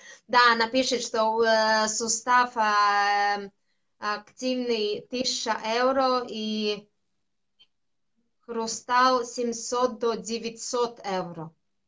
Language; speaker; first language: Russian; non-native, local second language; Latvian